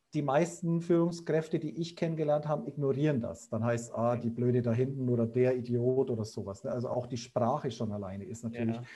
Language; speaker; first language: German; native; German